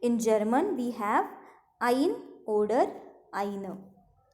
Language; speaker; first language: German; non-native, fluent; Marathi